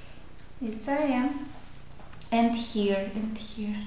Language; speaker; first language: English; non-native, learner; Russian